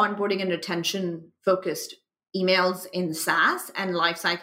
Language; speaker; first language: English; non-native, local second language; Urdu